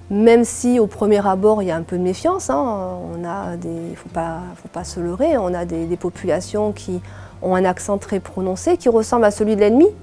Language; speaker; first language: French; native; French